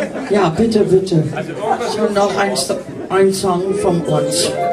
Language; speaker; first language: German; non-native, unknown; English